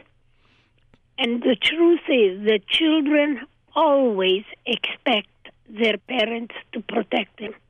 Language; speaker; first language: English; non-native, fluent; Hungarian